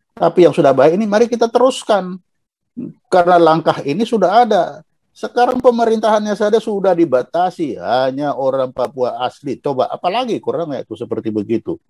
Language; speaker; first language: Indonesian; non-native, local second language; Dutch